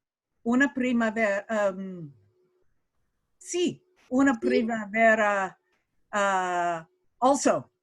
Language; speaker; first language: Italian; non-native, learner; English